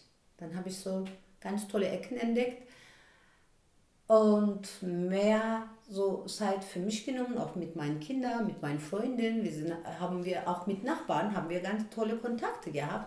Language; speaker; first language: German; non-native, learner; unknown